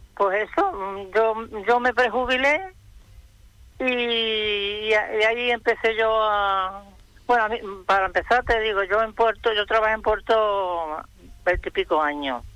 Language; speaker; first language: Spanish; native; Spanish